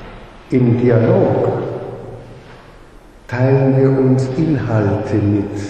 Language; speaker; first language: German; non-native, fluent; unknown